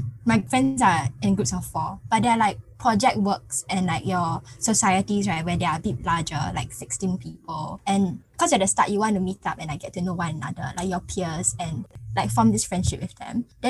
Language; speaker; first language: English; native; English